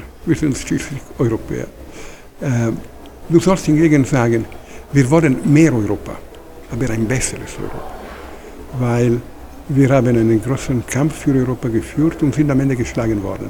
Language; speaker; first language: German; non-native, fluent; Italian